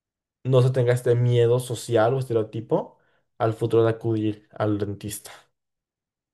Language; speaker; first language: Spanish; native; Spanish